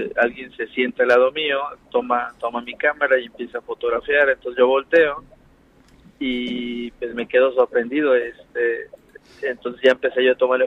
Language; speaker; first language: Spanish; native; Spanish